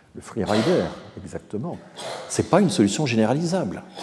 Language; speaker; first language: French; native; French